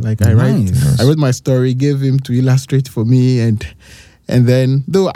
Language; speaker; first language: English; non-native, local second language; Akan